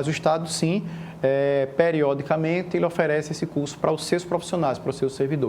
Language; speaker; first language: Portuguese; native; Portuguese